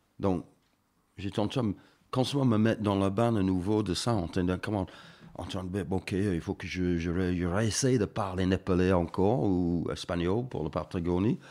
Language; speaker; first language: French; non-native, fluent; English